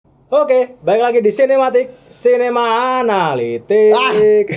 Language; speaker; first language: Indonesian; native; Indonesian